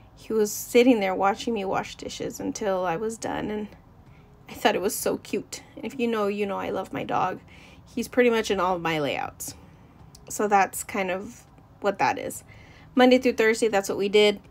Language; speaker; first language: English; native; English